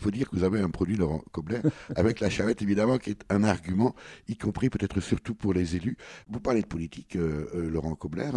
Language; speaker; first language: French; native; French